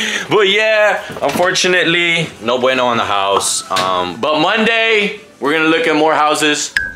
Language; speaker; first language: English; early bilingual, other home language; Spanish